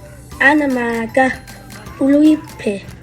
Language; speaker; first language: Igbo; non-native, learner; English